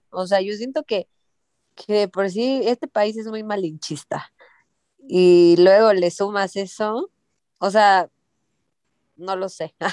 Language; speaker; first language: Spanish; native; Spanish